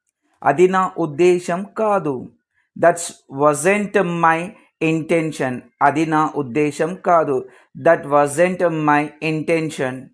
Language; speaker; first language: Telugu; native; Telugu